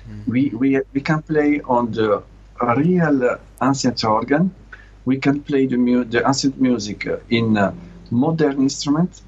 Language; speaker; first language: English; non-native, learner; Italian